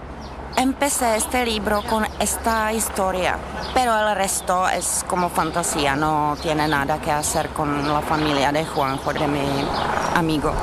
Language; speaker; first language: Spanish; non-native, learner; Czech